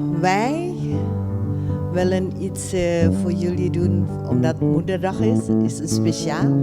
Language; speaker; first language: Dutch; non-native, learner; Indonesian